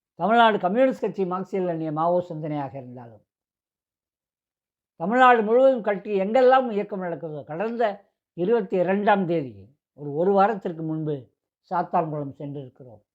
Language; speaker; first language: Tamil; native; Tamil